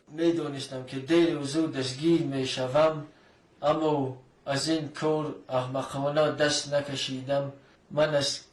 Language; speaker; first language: Tajik; non-native, local second language; Shughni